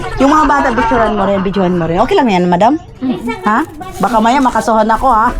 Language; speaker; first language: Filipino; non-native, local second language; Masbatenyo